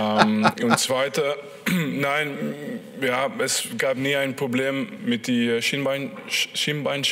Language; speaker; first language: German; non-native, fluent; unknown